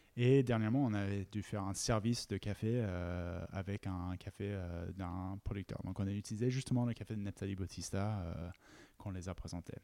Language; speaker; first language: French; non-native, fluent; English